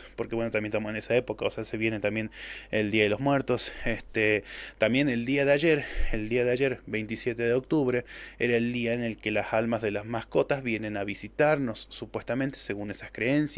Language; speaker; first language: Spanish; native; Spanish